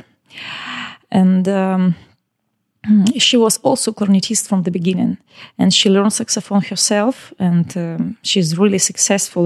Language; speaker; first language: English; non-native, learner; Ukrainian